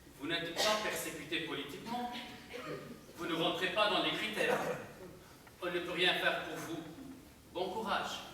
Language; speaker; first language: French; non-native, local second language; Arabic